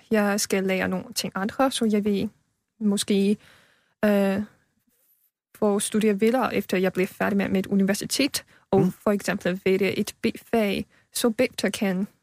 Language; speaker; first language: Danish; non-native, learner; Chinese